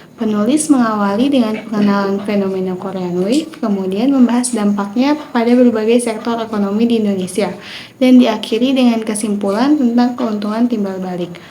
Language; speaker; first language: Indonesian; native; Indonesian